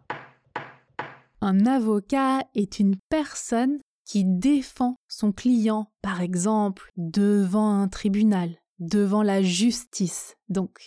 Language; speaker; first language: French; native; French